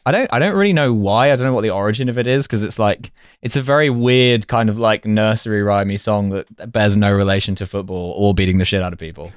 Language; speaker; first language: English; native; English